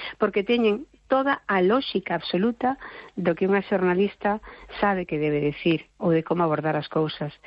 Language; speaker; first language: Galician; non-native, local second language; Spanish